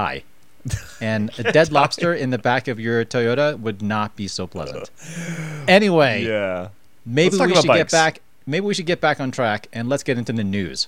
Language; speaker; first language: English; native; English